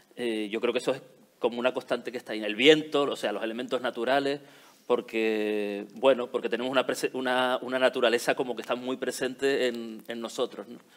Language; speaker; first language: Spanish; native; Spanish